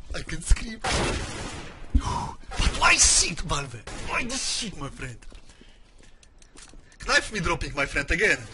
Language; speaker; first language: English; non-native, learner; Polish